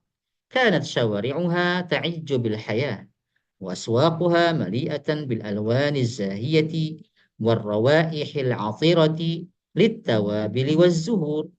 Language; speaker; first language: Arabic; non-native, fluent; Indonesian